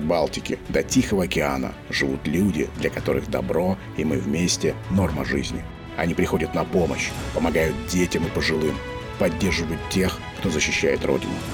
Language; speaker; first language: Russian; native; Russian